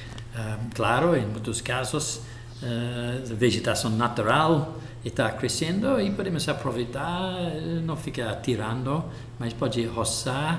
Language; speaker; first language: Portuguese; non-native, local second language; English